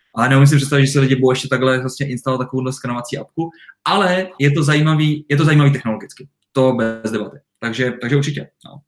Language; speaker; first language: Czech; native; Czech